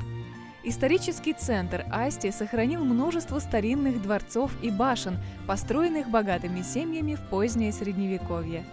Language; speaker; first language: Russian; native; Russian